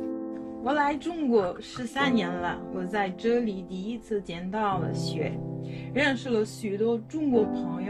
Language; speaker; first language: Chinese; non-native, fluent; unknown